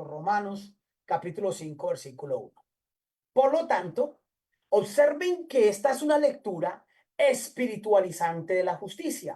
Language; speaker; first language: Spanish; native; Spanish